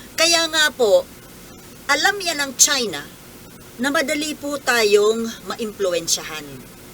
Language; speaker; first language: Filipino; native; Filipino